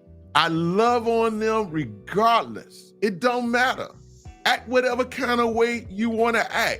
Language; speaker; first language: English; native; English